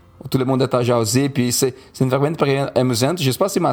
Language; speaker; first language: French; non-native, fluent; Portuguese